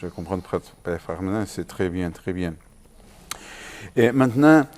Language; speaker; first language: French; non-native, learner; Portuguese